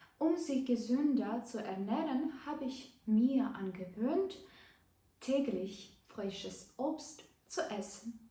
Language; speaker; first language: German; non-native, fluent; Ukrainian